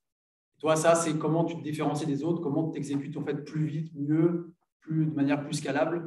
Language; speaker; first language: French; native; French